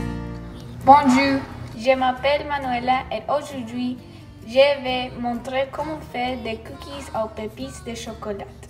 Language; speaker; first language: French; non-native, learner; English